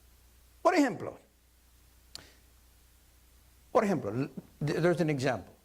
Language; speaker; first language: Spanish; early bilingual, heritage; Spanish